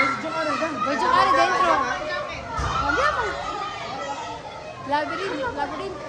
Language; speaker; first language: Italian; non-native, learner; Filipino